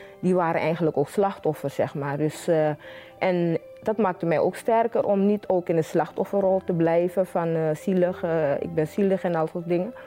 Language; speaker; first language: Dutch; native; Dutch